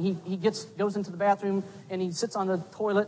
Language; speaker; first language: English; native; English